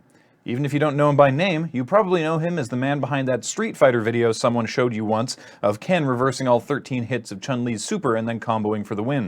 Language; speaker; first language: English; native; English